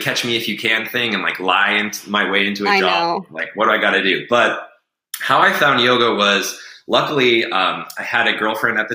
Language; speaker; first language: English; native; English